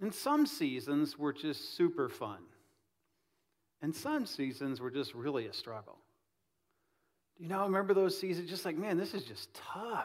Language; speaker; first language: English; native; English